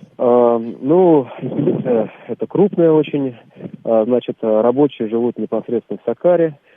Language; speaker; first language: Russian; native; Russian